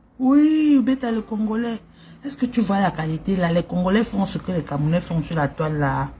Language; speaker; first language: French; native; French